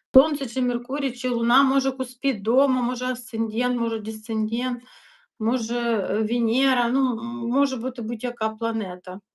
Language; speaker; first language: Ukrainian; non-native, local second language; Russian